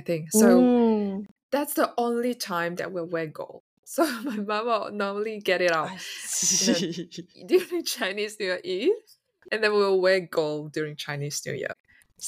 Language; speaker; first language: English; non-native, local second language; Chinese